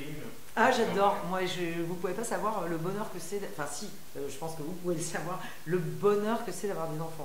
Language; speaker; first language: French; native; French